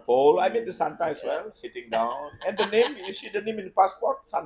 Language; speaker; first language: English; non-native, learner; Indonesian